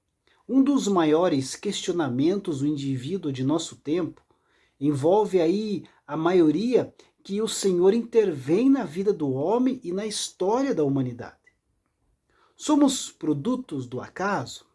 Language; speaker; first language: Portuguese; native; Portuguese